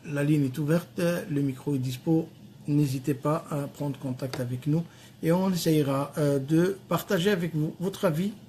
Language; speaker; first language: French; non-native, local second language; Arabic